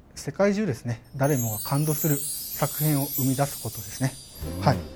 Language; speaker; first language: Japanese; non-native, fluent; Burmese